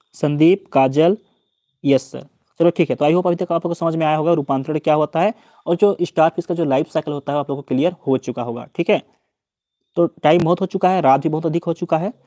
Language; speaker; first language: Hindi; native; Hindi